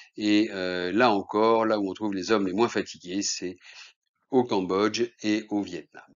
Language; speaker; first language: French; native; French